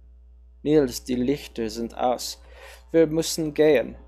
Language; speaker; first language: German; non-native, learner; English